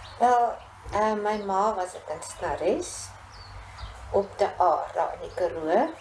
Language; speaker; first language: Afrikaans; native; Afrikaans